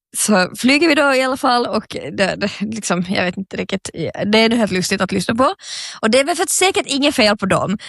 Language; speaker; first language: Swedish; native; Swedish